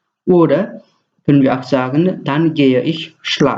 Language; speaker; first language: German; non-native, fluent; Nepali